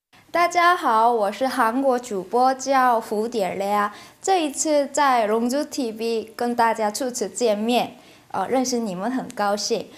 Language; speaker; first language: Chinese; non-native, fluent; Korean